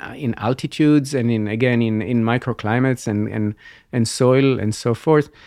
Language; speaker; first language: English; non-native, fluent; Hebrew